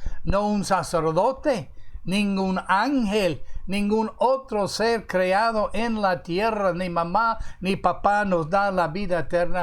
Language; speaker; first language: Spanish; non-native, fluent; English